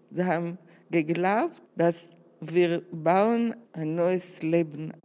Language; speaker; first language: German; non-native, learner; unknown